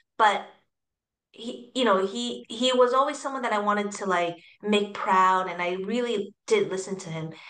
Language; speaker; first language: English; early bilingual, other home language; Cantonese